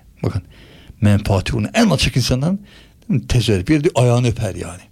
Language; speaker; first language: Turkish; native; Turkish